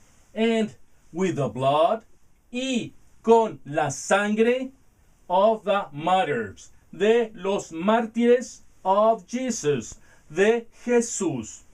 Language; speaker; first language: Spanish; non-native, learner; English